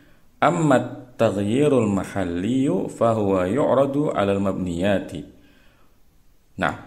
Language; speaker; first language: Arabic; non-native, fluent; Indonesian